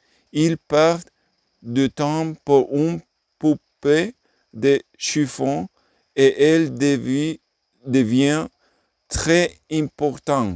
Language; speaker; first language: French; non-native, learner; English